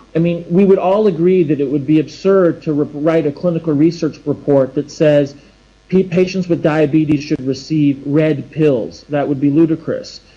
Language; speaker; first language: English; native; English